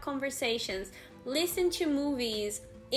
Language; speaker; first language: English; non-native, fluent; Portuguese